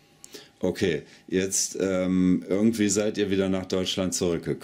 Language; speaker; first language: German; native; German